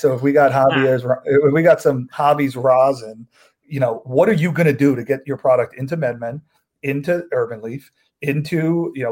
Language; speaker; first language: English; native; English